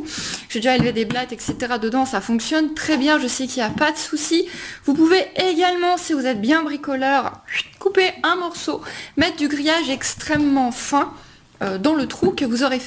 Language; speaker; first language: French; native; French